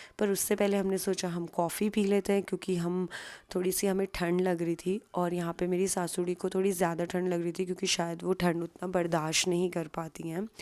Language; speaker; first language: Hindi; native; Hindi